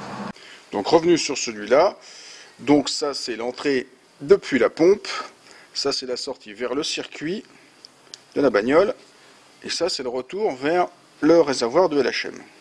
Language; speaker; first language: French; native; French